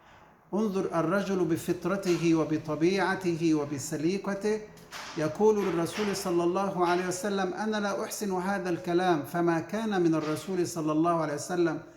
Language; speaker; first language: Arabic; native; Arabic